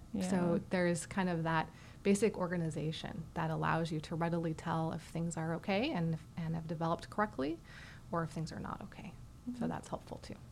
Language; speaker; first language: English; native; English